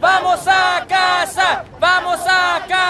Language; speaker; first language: Spanish; early bilingual, heritage; Spanish